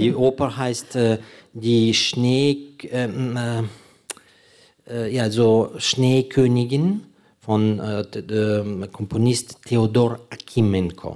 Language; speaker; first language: German; non-native, fluent; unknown